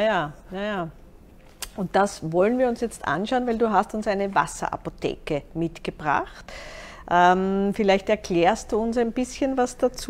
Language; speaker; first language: German; native; German